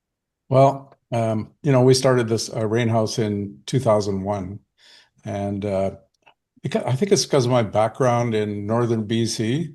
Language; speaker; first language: English; native; English